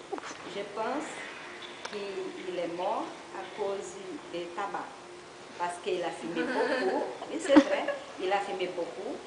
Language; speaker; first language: French; non-native, learner; Portuguese